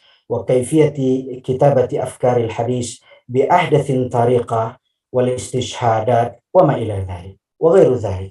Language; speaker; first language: Arabic; non-native, fluent; Indonesian